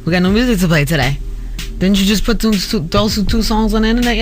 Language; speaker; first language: English; native; English